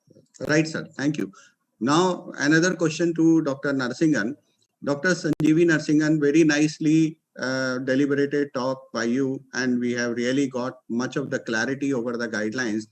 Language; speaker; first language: English; non-native, local second language; Hindi